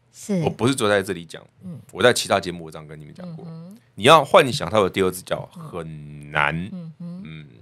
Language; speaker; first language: Chinese; native; Chinese